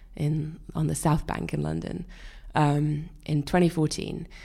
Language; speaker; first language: English; native; English